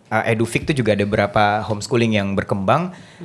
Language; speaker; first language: Indonesian; native; Indonesian